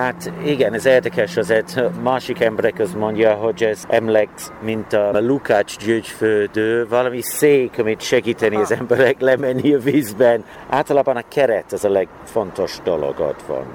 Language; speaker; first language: Hungarian; non-native, learner; English